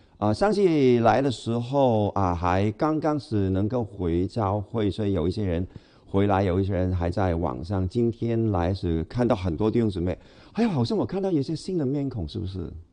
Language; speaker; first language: Chinese; non-native, local second language; Cantonese